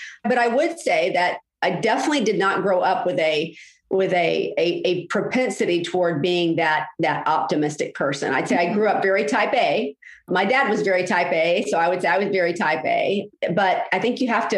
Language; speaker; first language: English; native; English